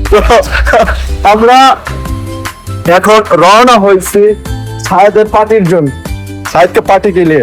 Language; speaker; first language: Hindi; non-native, learner; Bangla